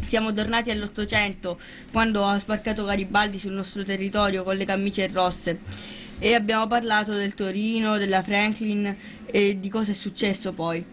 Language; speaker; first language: Italian; native; Italian